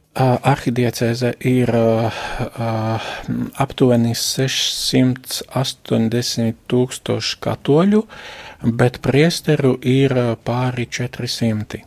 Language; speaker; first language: Latvian; non-native, fluent; Slovak